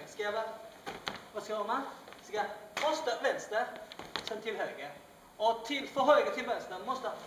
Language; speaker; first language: Swedish; non-native, learner; Chinese